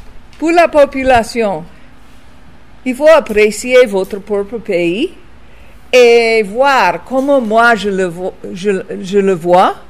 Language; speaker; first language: French; non-native, fluent; English